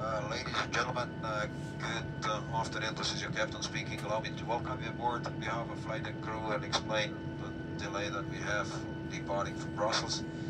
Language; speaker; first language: English; non-native, fluent; Czech